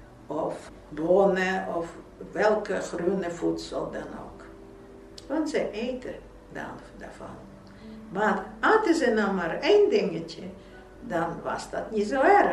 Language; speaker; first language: Dutch; non-native, fluent; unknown